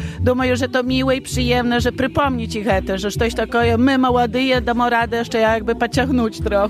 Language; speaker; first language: Ukrainian; native; Ukrainian